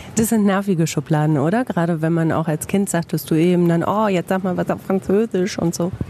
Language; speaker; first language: German; native; German